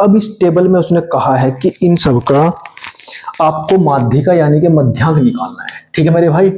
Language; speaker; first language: Hindi; native; Hindi